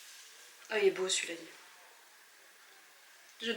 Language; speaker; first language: French; native; French